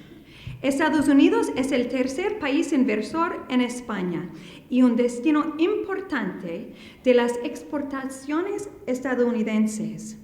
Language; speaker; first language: Spanish; non-native, fluent; English